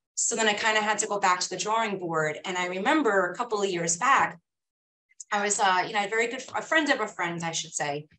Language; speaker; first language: English; native; English